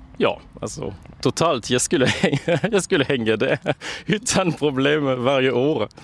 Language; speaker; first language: Swedish; non-native, fluent; French